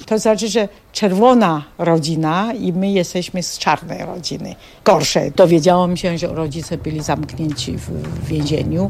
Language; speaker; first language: Polish; non-native, fluent; Chinese